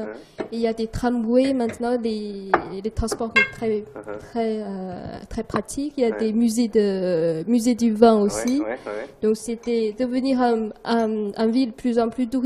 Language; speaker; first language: French; non-native, learner; Chinese